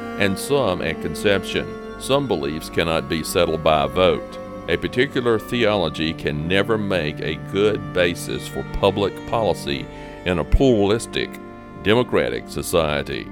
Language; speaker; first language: English; native; English